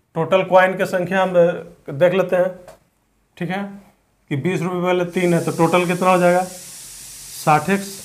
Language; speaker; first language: Hindi; native; Hindi